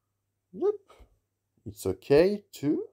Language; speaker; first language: English; non-native, learner; French